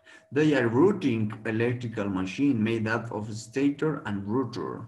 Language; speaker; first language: English; non-native, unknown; Spanish